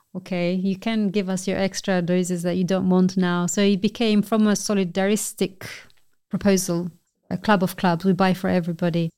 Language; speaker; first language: English; non-native, fluent; Albanian